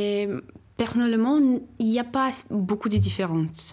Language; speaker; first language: French; non-native, fluent; Romanian